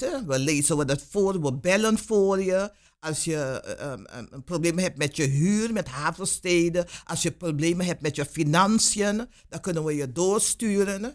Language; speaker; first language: Dutch; non-native, local second language; Papiamento